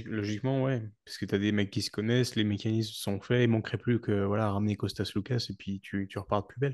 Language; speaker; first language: French; native; French